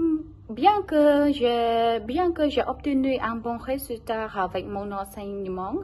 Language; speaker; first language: French; non-native, local second language; Khmer